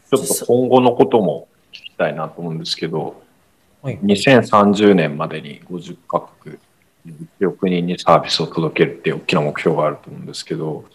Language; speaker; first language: Japanese; native; Japanese